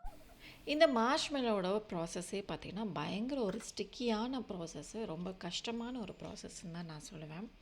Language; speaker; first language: Tamil; native; Tamil